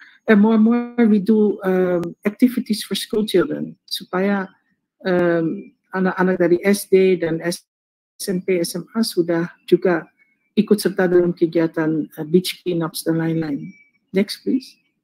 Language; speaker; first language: Indonesian; early bilingual, heritage; Indonesian